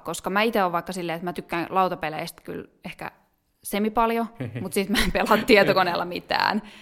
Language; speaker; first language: Finnish; native; Finnish